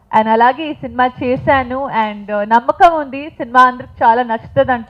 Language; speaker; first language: Telugu; non-native, fluent; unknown